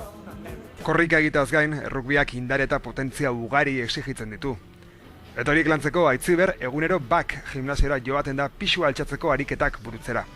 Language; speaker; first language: Basque; native; Basque